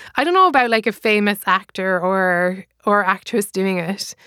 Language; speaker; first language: English; native; English